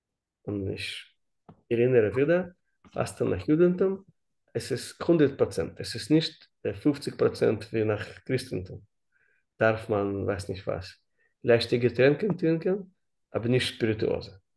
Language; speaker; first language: German; non-native, learner; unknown